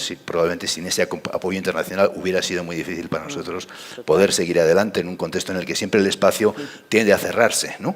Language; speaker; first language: Spanish; native; Spanish